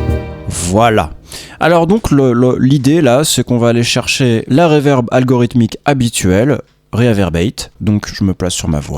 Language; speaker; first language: French; native; French